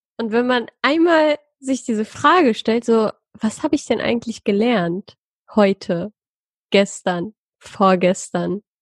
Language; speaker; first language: German; early bilingual, other home language; Persian